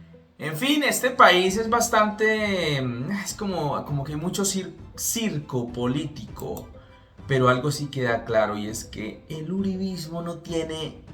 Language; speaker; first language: Spanish; native; Spanish